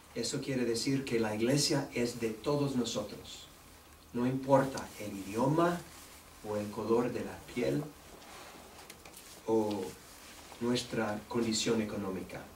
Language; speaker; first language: Spanish; non-native, fluent; English